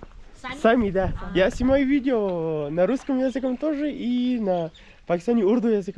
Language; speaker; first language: Russian; non-native, learner; Urdu